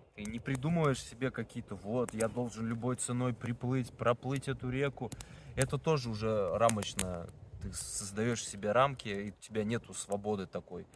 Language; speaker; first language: Russian; native; Russian